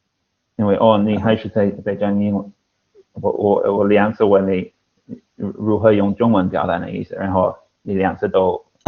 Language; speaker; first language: Chinese; non-native, fluent; English